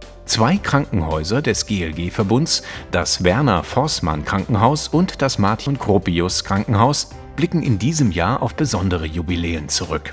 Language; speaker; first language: German; native; German